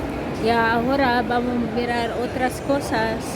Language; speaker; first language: Spanish; non-native, learner; Filipino